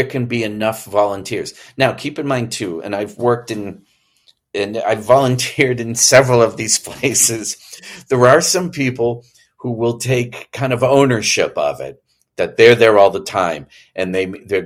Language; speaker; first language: English; native; English